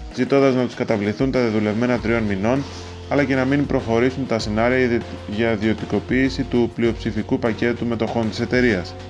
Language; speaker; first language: Greek; native; Greek